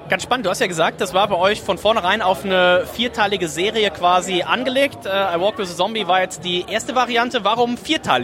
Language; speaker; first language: German; native; German